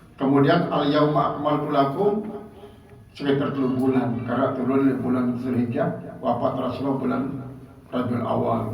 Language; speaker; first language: Indonesian; non-native, local second language; Sasak